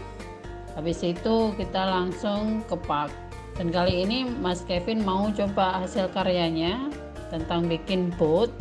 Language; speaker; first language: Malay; non-native, local second language; Javanese